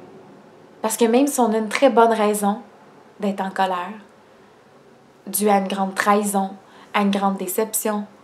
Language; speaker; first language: French; native; French